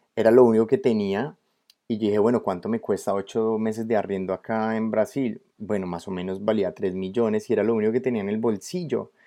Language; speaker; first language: Spanish; native; Spanish